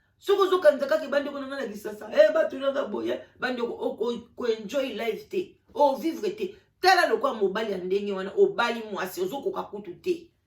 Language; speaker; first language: Lingala; native; Lingala